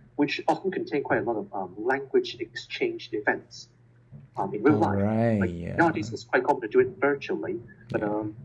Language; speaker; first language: English; non-native, local second language; Cantonese